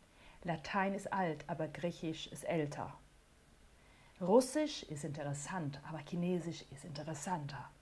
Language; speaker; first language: German; non-native, fluent; Portuguese